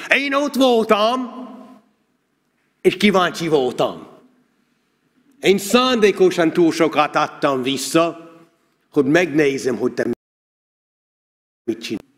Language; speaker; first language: Hungarian; non-native, learner; English